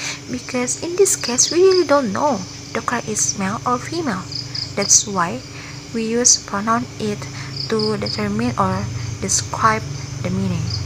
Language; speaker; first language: English; non-native, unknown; Indonesian